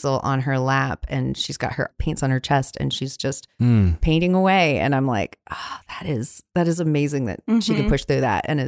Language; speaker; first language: English; native; English